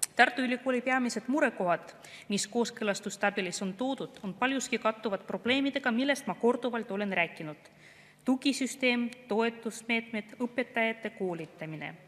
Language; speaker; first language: Estonian; non-native, local second language; Russian